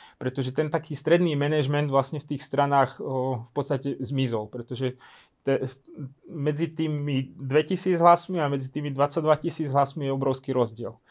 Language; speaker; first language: Slovak; native; Slovak